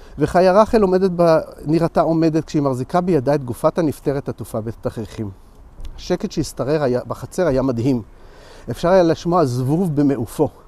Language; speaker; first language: Hebrew; native; Hebrew